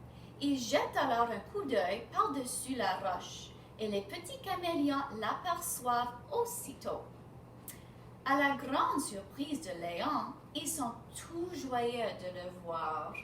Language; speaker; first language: French; non-native, fluent; English